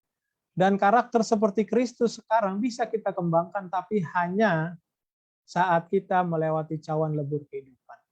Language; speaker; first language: Indonesian; native; Indonesian